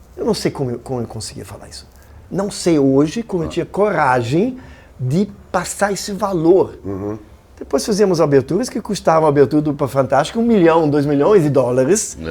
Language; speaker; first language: Portuguese; non-native, fluent; German